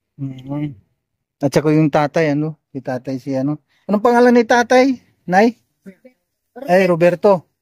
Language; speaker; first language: Filipino; native; Filipino